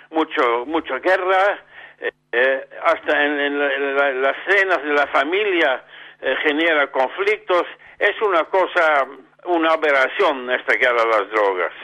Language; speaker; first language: Spanish; non-native, fluent; Dutch